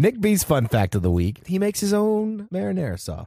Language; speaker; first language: English; native; English